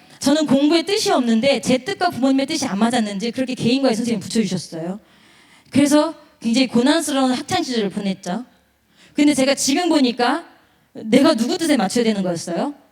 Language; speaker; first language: Korean; native; Korean